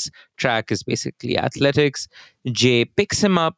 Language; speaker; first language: English; non-native, local second language; Hindi